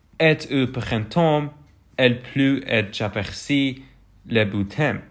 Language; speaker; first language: French; non-native, learner; Persian